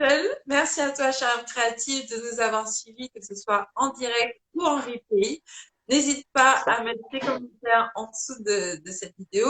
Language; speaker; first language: French; native; French